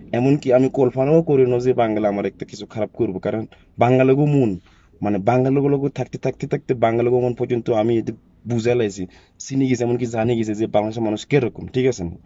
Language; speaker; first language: Bangla; non-native, fluent; Zulu